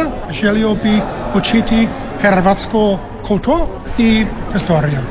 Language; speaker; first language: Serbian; non-native, learner; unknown